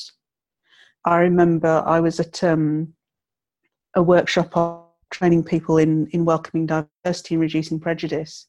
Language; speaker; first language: English; native; English